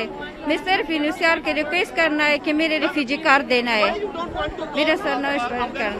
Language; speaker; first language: Hindi; non-native, learner; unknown